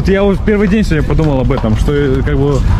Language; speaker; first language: Russian; native; Russian